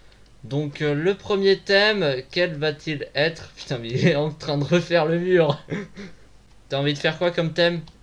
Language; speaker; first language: French; native; French